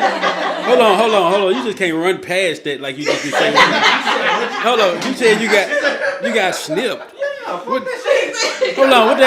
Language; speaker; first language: English; native; English